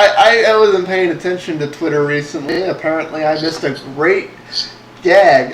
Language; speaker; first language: English; native; English